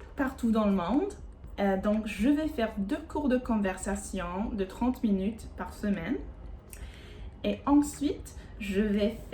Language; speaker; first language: French; non-native, fluent; English